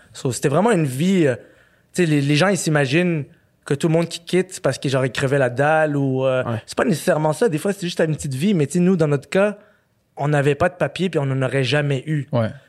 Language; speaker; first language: French; early bilingual, other home language; Arabic